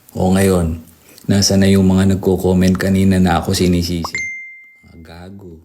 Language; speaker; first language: Filipino; native; Filipino